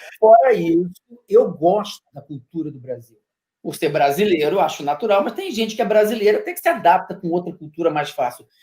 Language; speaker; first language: Portuguese; native; Portuguese